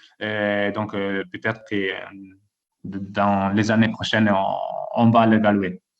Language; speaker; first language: French; non-native, fluent; Italian